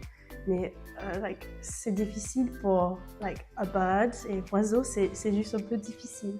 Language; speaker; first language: French; non-native, learner; English